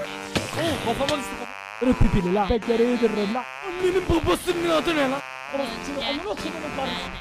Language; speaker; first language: Turkish; native; Turkish